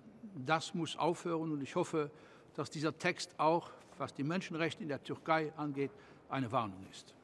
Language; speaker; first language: German; non-native, local second language; Luxembourgish